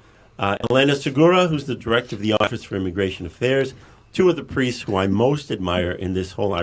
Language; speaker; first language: English; native; English